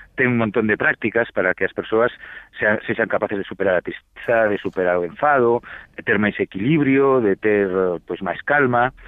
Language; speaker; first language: Galician; non-native, local second language; Spanish